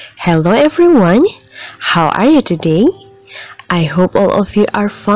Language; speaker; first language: English; non-native, fluent; Indonesian